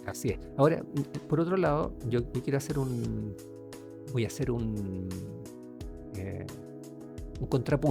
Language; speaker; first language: Spanish; native; Spanish